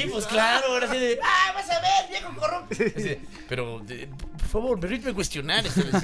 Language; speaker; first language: Spanish; native; Spanish